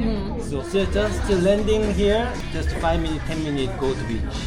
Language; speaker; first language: English; non-native, learner; Korean